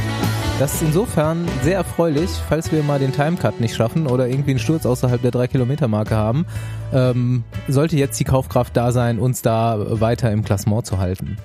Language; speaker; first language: German; native; German